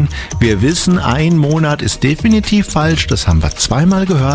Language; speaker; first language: German; native; German